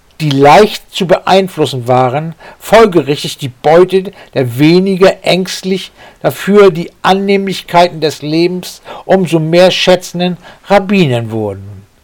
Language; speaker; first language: German; native; German